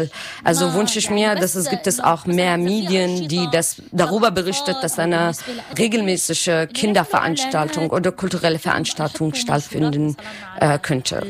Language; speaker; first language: German; non-native, learner; Arabic